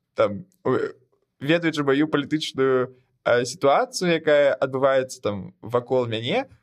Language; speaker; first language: Belarusian; non-native, local second language; Russian